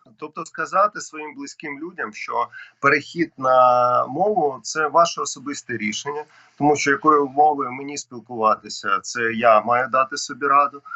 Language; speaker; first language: Ukrainian; non-native, local second language; Russian